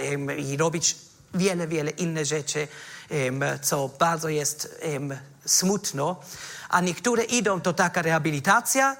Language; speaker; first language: Polish; non-native, fluent; German